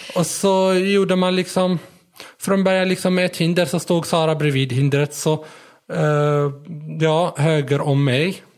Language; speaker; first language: Swedish; non-native, fluent; Arabic